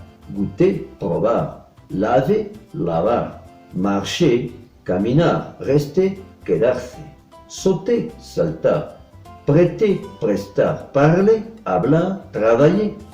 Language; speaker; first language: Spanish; non-native, fluent; French